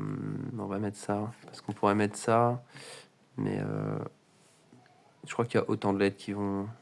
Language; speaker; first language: French; native; French